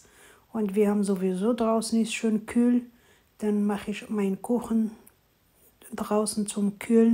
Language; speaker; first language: German; non-native, fluent; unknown